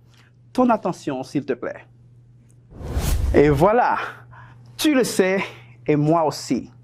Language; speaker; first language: French; non-native, fluent; Spanish